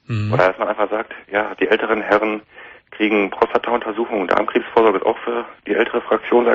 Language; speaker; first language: German; native; German